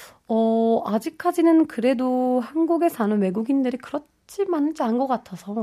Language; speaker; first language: Korean; non-native, fluent; German